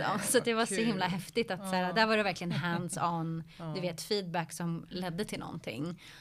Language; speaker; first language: Swedish; early bilingual, other home language; Arabic